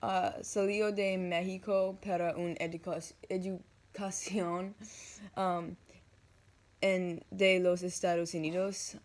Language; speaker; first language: Spanish; non-native, learner; English